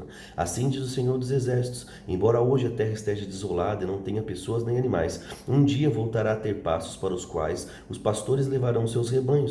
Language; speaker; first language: Portuguese; native; Portuguese